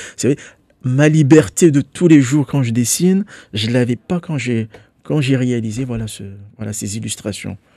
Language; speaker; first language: French; non-native, local second language; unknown